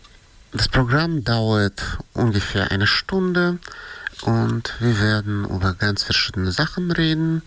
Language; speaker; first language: German; non-native, fluent; Russian